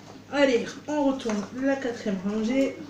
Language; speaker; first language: French; native; French